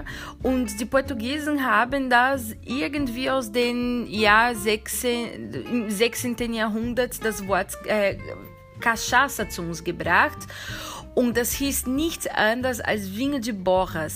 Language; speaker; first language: German; non-native, fluent; Portuguese